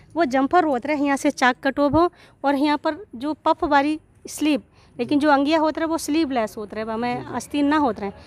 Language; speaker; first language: Hindi; native; Hindi